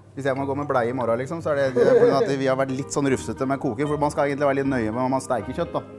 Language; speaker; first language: Norwegian; native; Norwegian